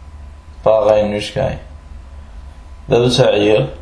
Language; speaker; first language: Danish; early bilingual, other home language; Arabic